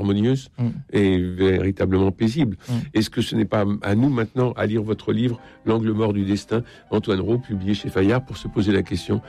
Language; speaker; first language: French; native; French